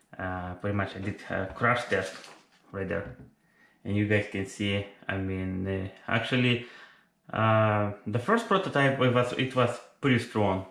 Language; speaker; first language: English; non-native, fluent; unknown